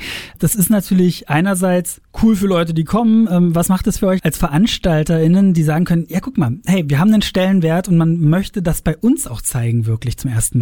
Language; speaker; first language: German; native; German